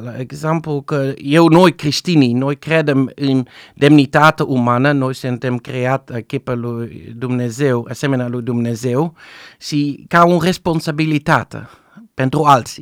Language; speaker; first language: Romanian; non-native, fluent; Dutch